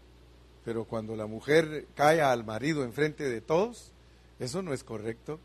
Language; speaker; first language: Spanish; native; Spanish